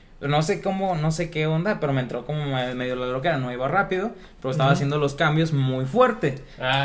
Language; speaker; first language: Spanish; native; Spanish